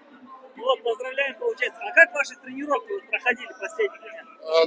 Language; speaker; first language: Russian; native; Russian